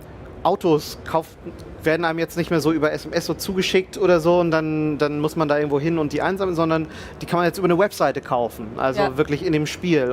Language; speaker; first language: German; native; German